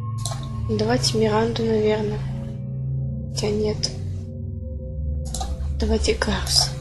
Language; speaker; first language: Russian; native; Russian